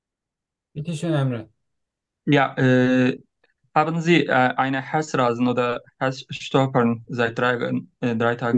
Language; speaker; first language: German; non-native, learner; Turkish